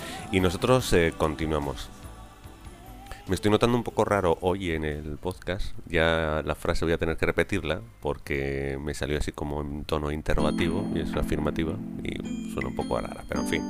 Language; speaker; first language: Spanish; native; Spanish